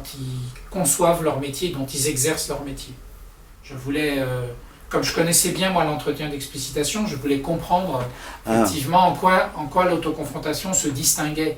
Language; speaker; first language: French; native; French